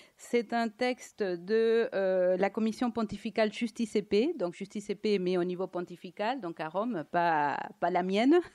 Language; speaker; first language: French; non-native, fluent; Spanish